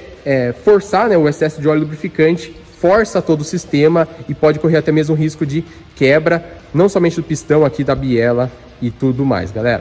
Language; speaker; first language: Portuguese; native; Portuguese